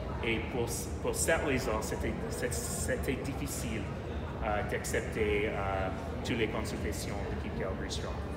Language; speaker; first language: French; non-native, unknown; English